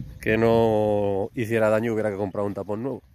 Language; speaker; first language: Spanish; native; Spanish